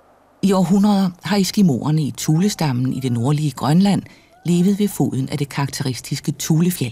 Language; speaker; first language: Danish; native; Danish